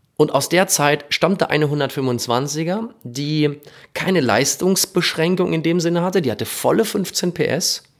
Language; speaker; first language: German; native; German